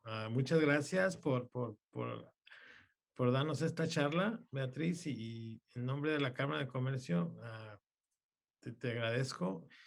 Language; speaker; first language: Spanish; native; Spanish